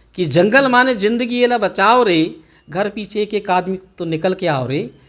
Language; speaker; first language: Hindi; native; Hindi